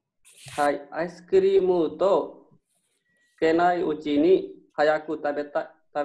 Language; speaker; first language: Japanese; non-native, learner; Hindi